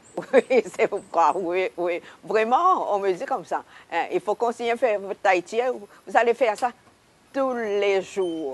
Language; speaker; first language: French; non-native, local second language; Hakka Chinese